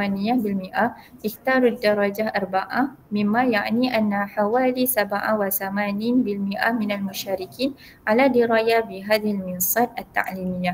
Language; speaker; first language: Arabic; non-native, learner; Malay